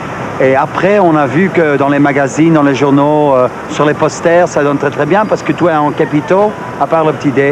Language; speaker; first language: French; non-native, local second language; Dutch